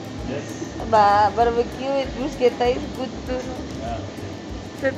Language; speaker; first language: English; non-native, learner; Indonesian